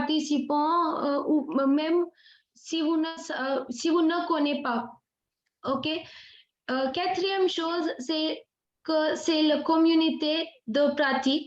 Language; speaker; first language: French; non-native, fluent; Hindi